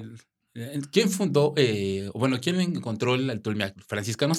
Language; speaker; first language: Spanish; native; Spanish